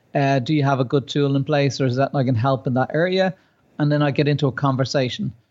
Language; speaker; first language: English; native; English